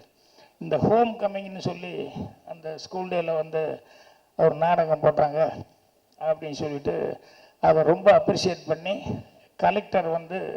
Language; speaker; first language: Tamil; native; Tamil